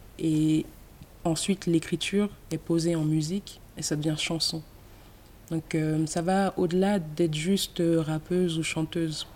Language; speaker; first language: French; early bilingual, other home language; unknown